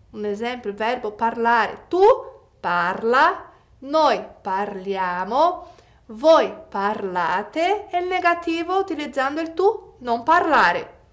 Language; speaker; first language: Italian; non-native, fluent; Portuguese